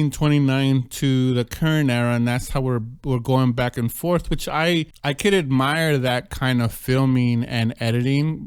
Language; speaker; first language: English; native; English